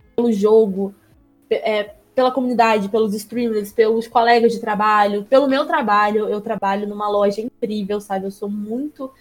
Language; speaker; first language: Portuguese; native; Portuguese